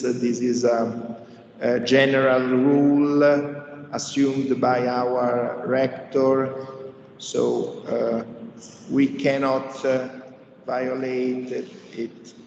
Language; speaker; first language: English; non-native, fluent; Italian